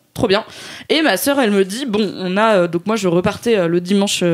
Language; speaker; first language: French; native; French